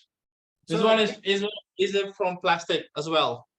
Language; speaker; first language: English; non-native, local second language; Indonesian